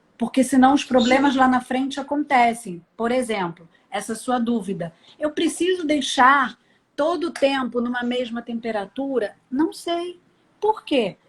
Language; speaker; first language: Portuguese; native; Portuguese